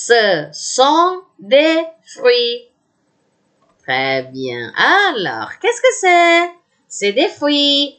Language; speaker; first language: French; non-native, fluent; Indonesian